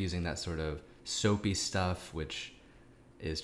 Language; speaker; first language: English; native; English